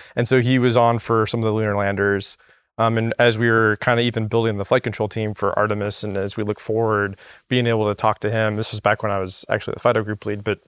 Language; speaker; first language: English; native; English